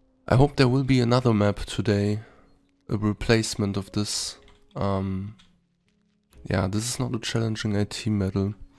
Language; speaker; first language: English; non-native, fluent; German